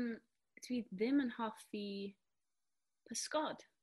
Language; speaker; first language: Welsh; non-native, learner; English